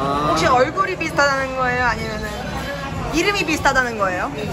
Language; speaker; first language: Korean; early bilingual, heritage; Korean